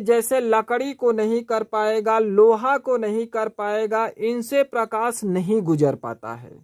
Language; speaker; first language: Hindi; native; Hindi